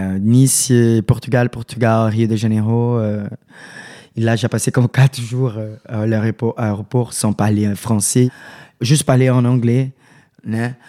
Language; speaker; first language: French; non-native, learner; Portuguese